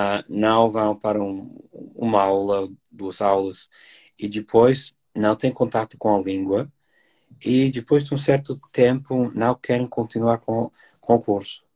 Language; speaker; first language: Portuguese; non-native, fluent; English